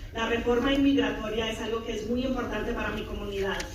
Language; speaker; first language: Spanish; early bilingual, heritage; Spanish